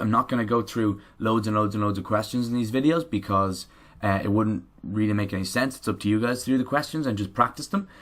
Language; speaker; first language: English; native; English